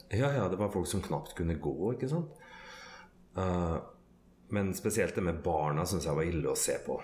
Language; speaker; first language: Norwegian; native; Norwegian